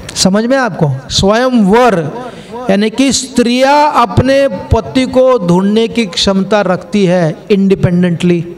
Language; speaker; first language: Hindi; non-native, local second language; Kannada